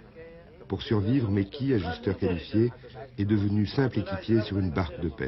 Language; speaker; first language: French; native; French